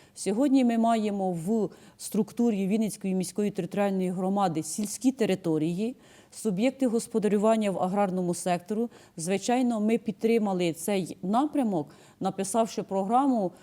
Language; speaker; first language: Ukrainian; native; Ukrainian